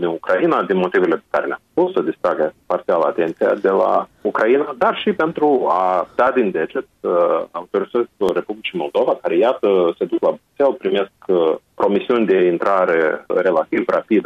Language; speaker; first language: Romanian; native; Romanian